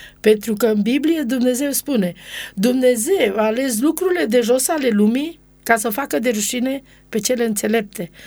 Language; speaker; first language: Romanian; non-native, local second language; Romany